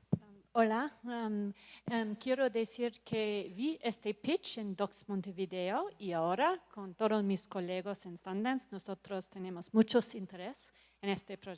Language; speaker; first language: Spanish; non-native, learner; English